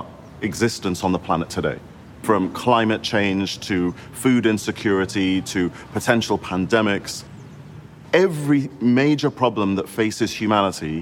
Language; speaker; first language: English; native; English